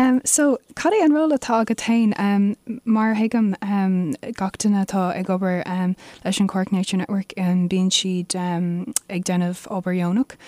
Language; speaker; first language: Irish; non-native, local second language; English